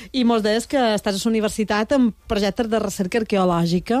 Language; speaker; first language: Catalan; native; Catalan